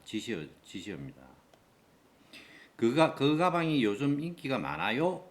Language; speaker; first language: Korean; native; Korean